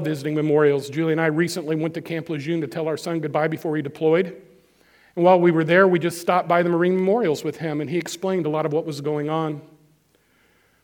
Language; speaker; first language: English; native; English